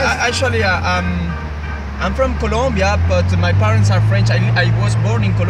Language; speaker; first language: English; non-native, fluent; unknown